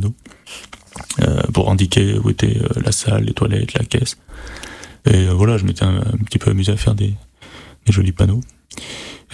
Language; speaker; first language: French; native; French